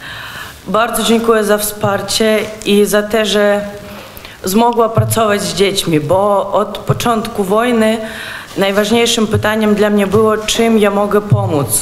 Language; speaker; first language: Polish; non-native, learner; Ukrainian